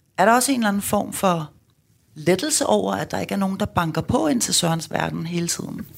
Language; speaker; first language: Danish; native; Danish